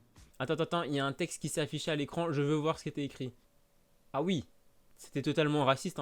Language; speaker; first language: French; native; French